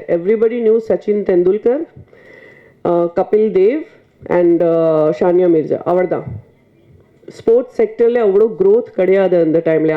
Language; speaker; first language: Tamil; non-native, fluent; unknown